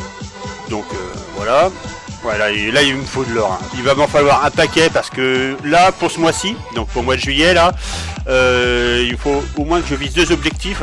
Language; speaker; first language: French; native; French